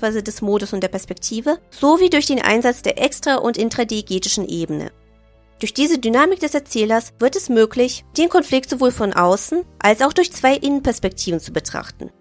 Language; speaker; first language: German; native; German